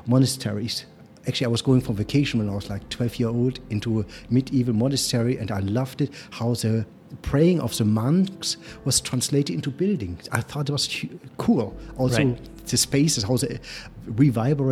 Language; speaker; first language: English; non-native, fluent; German